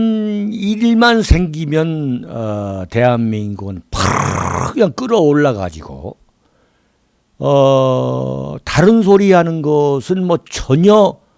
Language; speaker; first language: Korean; native; Korean